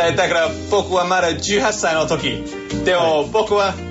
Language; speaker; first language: Japanese; non-native, fluent; English